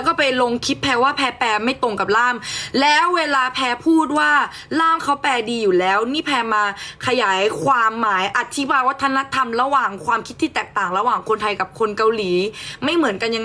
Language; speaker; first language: Thai; native; Thai